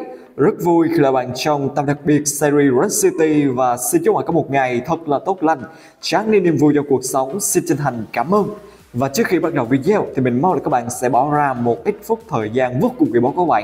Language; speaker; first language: Vietnamese; native; Vietnamese